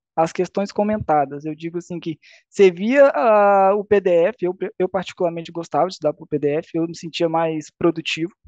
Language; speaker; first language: Portuguese; native; Portuguese